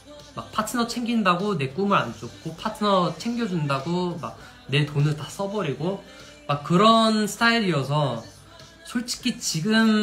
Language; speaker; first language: Korean; non-native, fluent; English